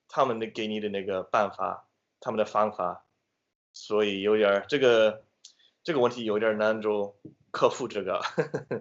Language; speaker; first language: Chinese; non-native, fluent; English